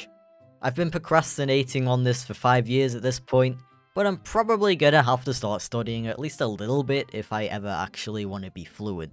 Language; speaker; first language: English; native; English